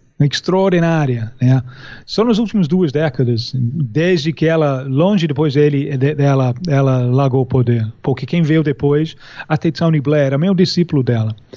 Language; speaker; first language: Portuguese; non-native, fluent; English